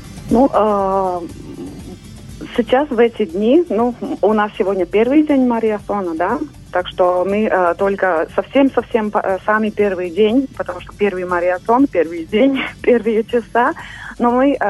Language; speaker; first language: Russian; non-native, local second language; Latvian